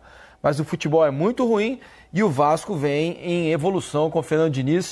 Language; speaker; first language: Portuguese; native; Portuguese